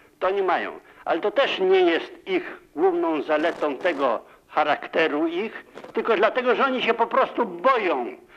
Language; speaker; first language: Polish; native; Polish